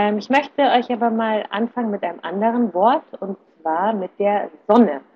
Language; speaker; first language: German; native; German